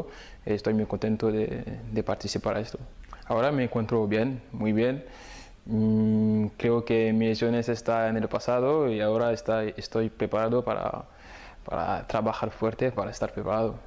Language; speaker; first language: Spanish; non-native, fluent; French